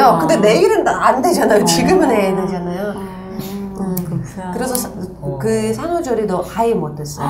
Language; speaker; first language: Korean; non-native, local second language; Uzbek